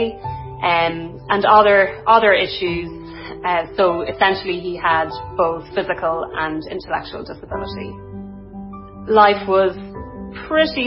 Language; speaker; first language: English; native; English